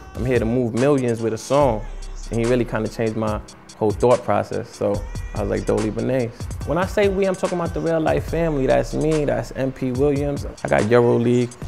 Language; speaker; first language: English; native; English